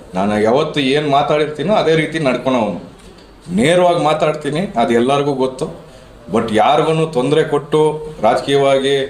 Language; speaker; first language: Kannada; native; Kannada